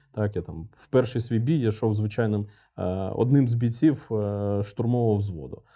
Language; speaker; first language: Ukrainian; non-native, local second language; Russian